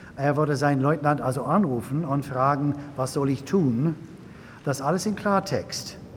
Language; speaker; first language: German; native; German